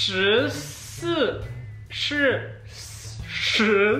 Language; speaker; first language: Chinese; non-native, learner; Danish